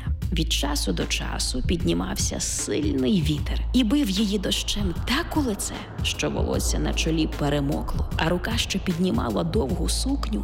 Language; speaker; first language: Ukrainian; native; Ukrainian